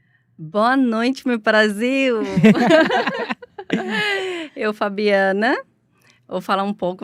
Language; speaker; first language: Portuguese; non-native, learner; Chinese